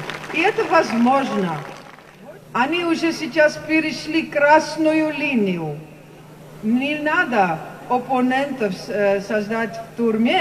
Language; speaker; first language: Russian; non-native, learner; Dutch